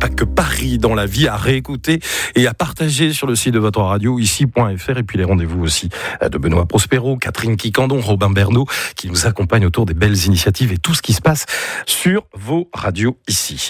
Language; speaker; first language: French; native; French